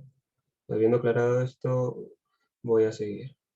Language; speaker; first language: Spanish; native; Spanish